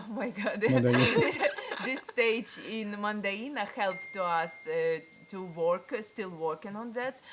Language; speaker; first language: English; non-native, learner; Ukrainian